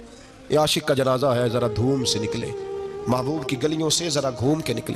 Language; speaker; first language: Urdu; non-native, local second language; Punjabi